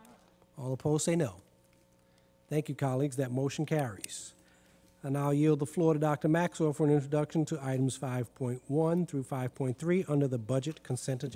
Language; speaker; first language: English; native; English